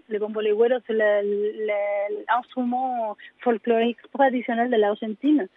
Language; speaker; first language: French; non-native, learner; Spanish